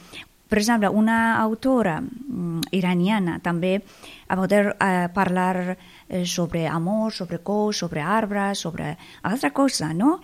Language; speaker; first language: Catalan; non-native, fluent; Persian